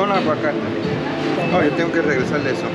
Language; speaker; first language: Spanish; early bilingual, heritage; Spanish